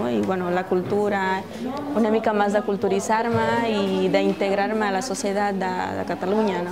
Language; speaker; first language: Catalan; non-native, learner; Spanish